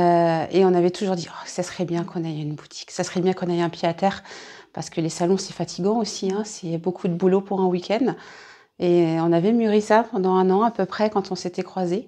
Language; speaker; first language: French; native; French